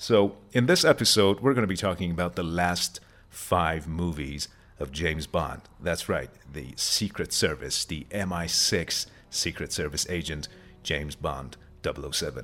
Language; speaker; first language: English; non-native, fluent; Persian